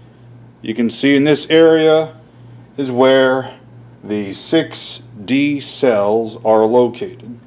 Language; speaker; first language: English; native; English